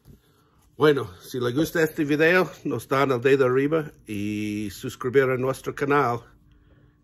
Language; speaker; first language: Spanish; non-native, learner; English